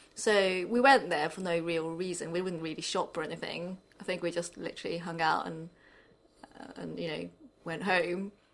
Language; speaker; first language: English; early bilingual, other home language; Japanese